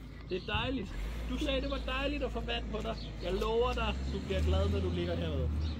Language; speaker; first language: Danish; native; Danish